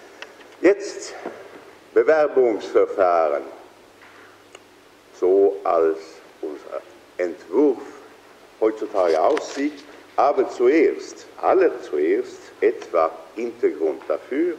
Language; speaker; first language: German; non-native, fluent; Swedish